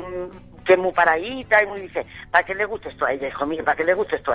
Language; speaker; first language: Spanish; native; Spanish